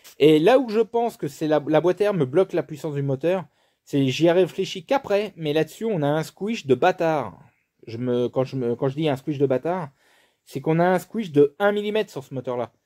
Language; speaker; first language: French; native; French